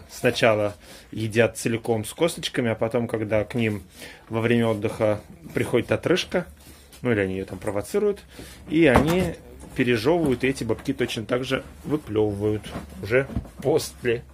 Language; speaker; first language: Russian; native; Russian